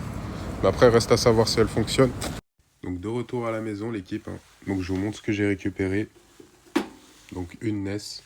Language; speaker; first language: French; native; French